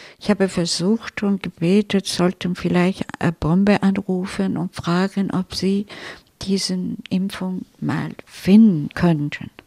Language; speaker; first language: German; non-native, fluent; Italian